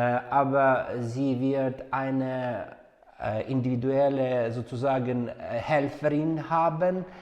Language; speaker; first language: German; non-native, fluent; Ukrainian